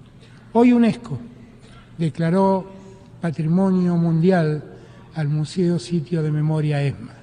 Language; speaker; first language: Spanish; native; Spanish